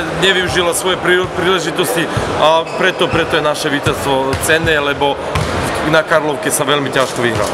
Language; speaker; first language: Slovak; non-native, fluent; Serbian